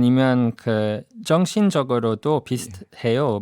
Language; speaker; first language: Korean; non-native, fluent; English